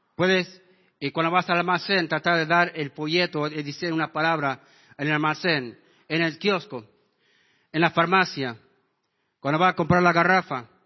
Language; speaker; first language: Spanish; non-native, fluent; English